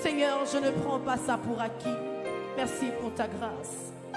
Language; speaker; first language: French; non-native, local second language; Lingala